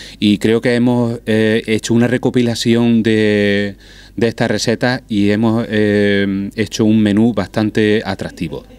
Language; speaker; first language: Spanish; native; Spanish